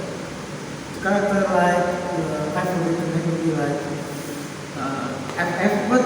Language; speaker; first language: English; non-native, learner; Indonesian